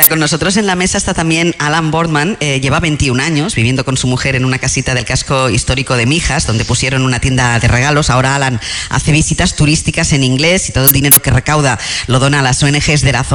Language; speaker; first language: Spanish; native; Spanish